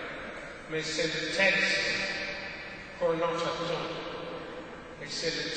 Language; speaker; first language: French; non-native, fluent; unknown